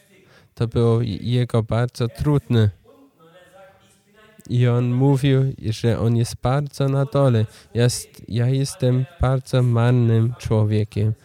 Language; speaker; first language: Polish; non-native, learner; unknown